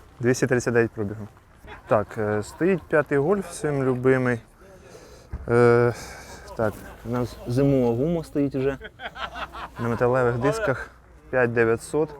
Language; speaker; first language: Ukrainian; native; Ukrainian